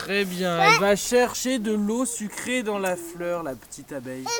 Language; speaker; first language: French; native; French